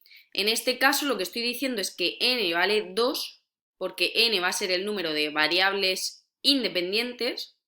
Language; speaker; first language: Spanish; native; Spanish